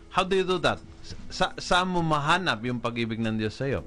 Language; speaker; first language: Filipino; non-native, local second language; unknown